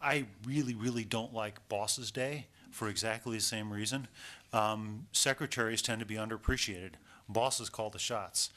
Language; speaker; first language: English; native; English